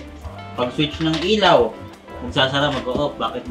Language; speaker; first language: Filipino; native; Filipino